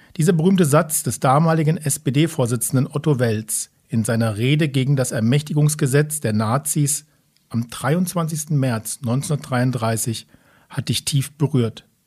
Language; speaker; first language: German; native; German